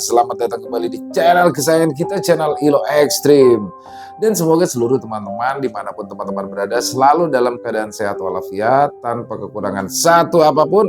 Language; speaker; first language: Indonesian; native; Indonesian